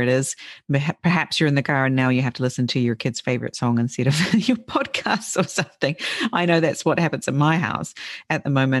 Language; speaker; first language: English; native; English